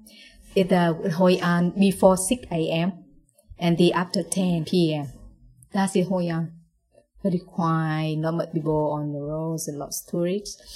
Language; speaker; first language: English; non-native, learner; Vietnamese